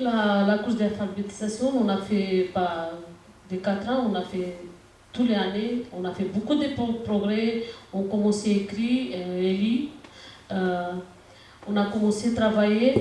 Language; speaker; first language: French; non-native, learner; Romanian